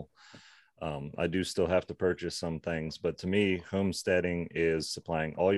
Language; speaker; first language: English; native; English